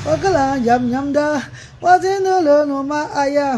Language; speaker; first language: French; non-native, local second language; Lingala